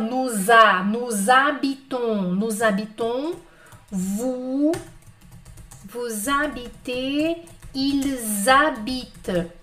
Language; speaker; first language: French; non-native, fluent; Portuguese